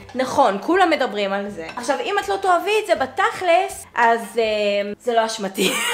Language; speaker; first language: Hebrew; native; Hebrew